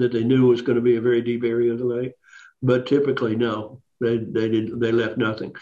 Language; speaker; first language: English; native; English